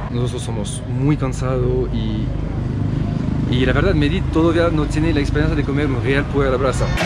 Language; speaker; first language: Spanish; non-native, fluent; French